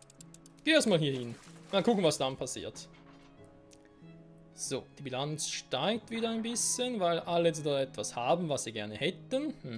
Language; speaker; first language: German; native; German